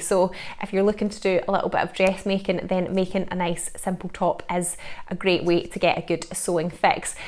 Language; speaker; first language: English; native; English